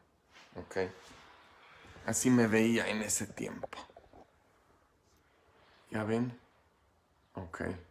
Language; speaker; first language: Spanish; non-native, fluent; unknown